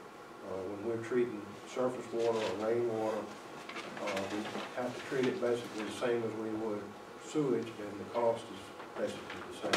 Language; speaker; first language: English; native; English